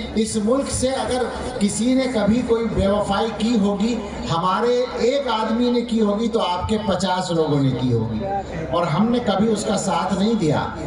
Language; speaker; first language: Urdu; native; Urdu